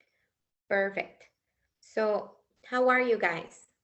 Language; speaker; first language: English; non-native, fluent; Spanish